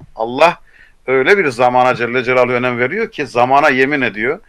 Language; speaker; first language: Turkish; native; Turkish